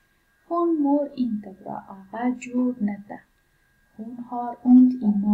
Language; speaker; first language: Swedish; non-native, fluent; Pashto